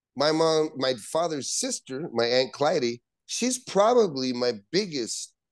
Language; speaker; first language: English; native; English